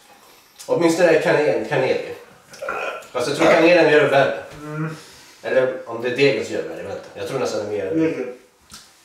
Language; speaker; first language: Swedish; native; Swedish